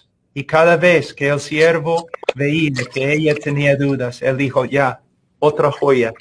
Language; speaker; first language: Spanish; non-native, fluent; English